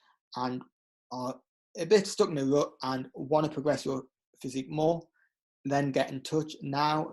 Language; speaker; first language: English; native; English